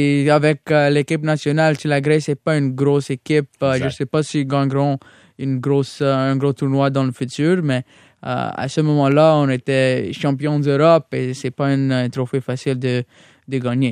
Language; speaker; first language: French; non-native, local second language; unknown